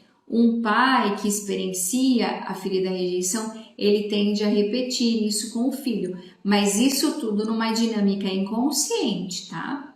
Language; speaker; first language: Portuguese; native; Portuguese